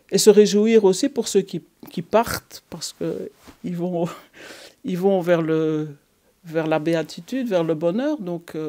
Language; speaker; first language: French; native; French